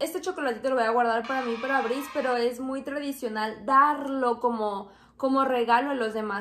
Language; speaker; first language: Spanish; native; Spanish